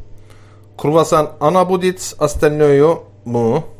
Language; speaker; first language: Russian; non-native, learner; Turkish